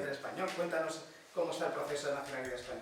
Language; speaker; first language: Spanish; native; Spanish